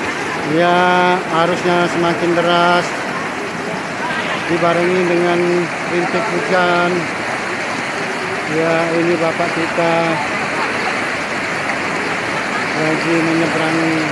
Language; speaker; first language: Indonesian; non-native, local second language; Sasak